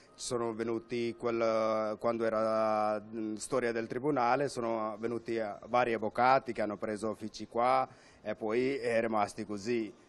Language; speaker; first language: Italian; non-native, fluent; Urdu